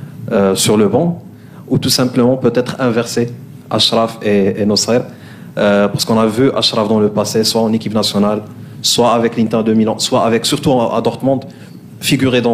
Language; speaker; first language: French; native; French